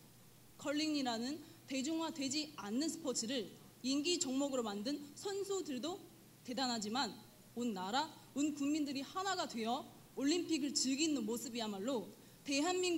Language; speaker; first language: Korean; non-native, fluent; Chinese